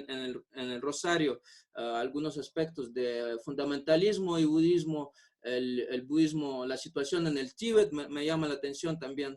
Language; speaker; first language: Spanish; non-native, fluent; Buriat